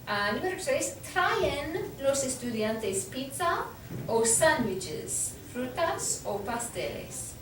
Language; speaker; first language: Spanish; non-native, fluent; English